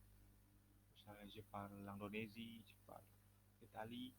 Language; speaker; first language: French; non-native, fluent; Indonesian